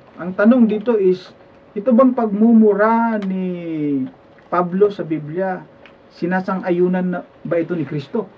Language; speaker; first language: Filipino; non-native, local second language; Cebuano